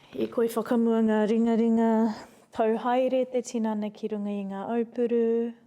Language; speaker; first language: Māori; non-native, local second language; English